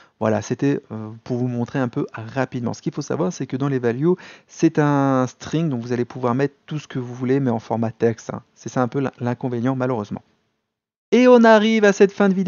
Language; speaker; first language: French; native; French